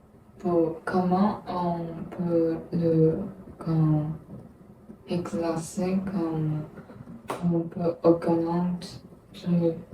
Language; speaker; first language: French; non-native, learner; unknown